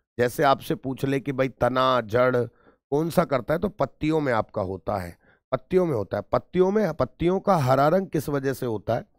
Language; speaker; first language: Hindi; native; Hindi